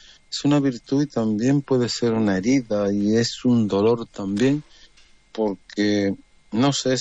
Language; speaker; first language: Spanish; native; Spanish